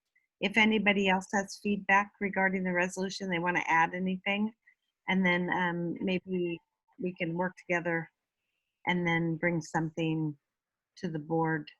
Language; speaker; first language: English; native; English